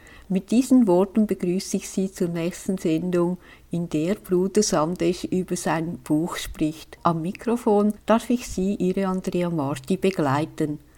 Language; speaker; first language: German; native; German